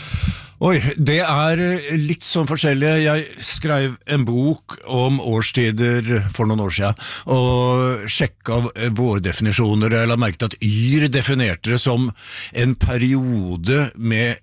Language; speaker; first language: Norwegian; native; Norwegian